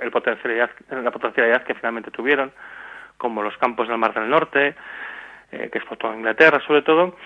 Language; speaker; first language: Spanish; native; Spanish